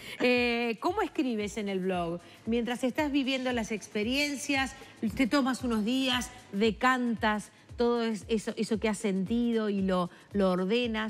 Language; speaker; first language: Spanish; native; Spanish